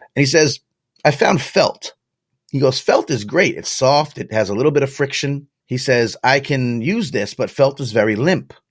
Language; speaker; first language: English; native; English